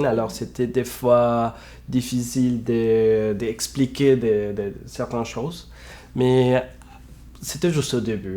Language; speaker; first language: French; non-native, fluent; Spanish